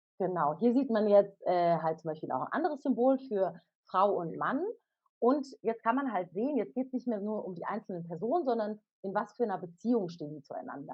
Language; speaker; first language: German; native; German